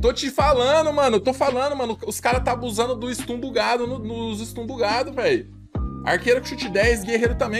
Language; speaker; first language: Portuguese; native; Portuguese